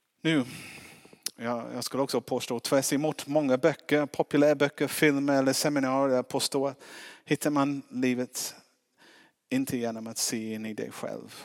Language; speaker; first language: Swedish; non-native, fluent; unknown